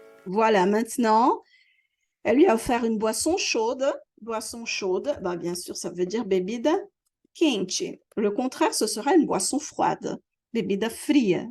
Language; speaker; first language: French; non-native, fluent; Portuguese